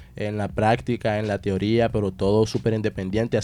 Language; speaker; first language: Spanish; native; Spanish